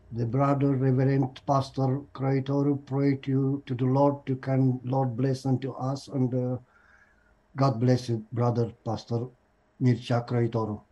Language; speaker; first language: English; non-native, learner; Romanian